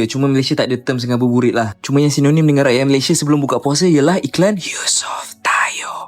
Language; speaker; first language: Malay; native; Malay